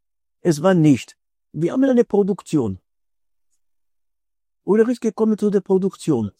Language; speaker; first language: German; non-native, fluent; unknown